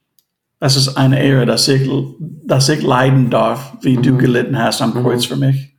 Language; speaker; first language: German; non-native, fluent; English